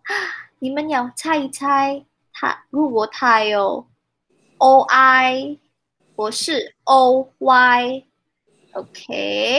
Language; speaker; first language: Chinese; non-native, learner; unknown